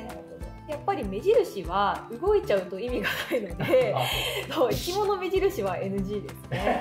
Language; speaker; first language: Japanese; native; Japanese